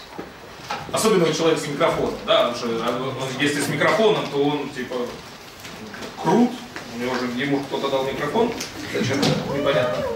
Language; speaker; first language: Russian; native; Russian